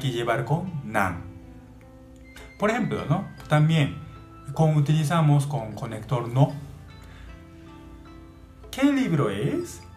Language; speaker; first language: Spanish; non-native, learner; Japanese